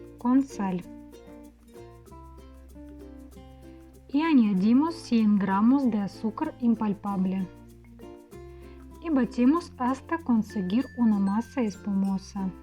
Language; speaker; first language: Spanish; non-native, fluent; Russian